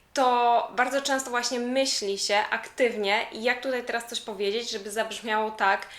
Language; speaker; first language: Polish; native; Polish